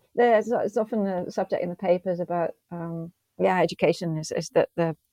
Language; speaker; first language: English; native; English